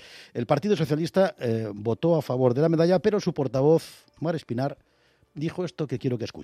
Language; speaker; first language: Spanish; native; Spanish